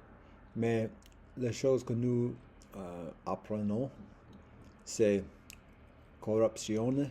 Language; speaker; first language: French; non-native, learner; English